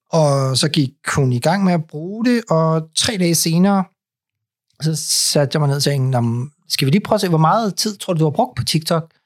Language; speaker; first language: Danish; native; Danish